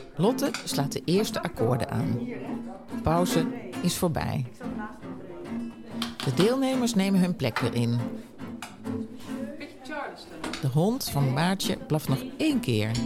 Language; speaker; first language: Dutch; native; Dutch